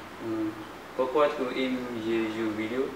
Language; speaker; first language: French; non-native, learner; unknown